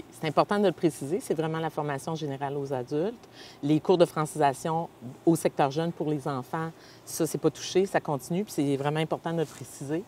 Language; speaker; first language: French; native; French